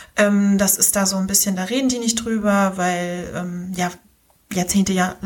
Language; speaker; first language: German; native; German